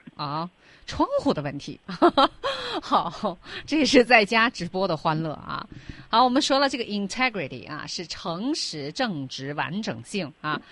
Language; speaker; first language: Chinese; native; Chinese